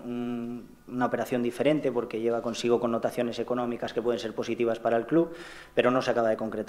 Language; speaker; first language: Spanish; native; Spanish